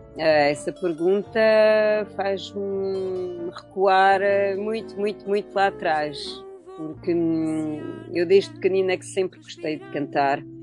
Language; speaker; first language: Portuguese; early bilingual, heritage; Portuguese